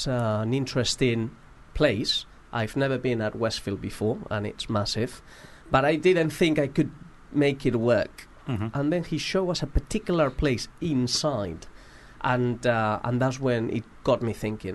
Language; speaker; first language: English; non-native, fluent; Spanish